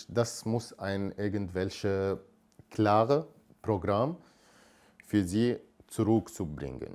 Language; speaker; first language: German; non-native, learner; Arabic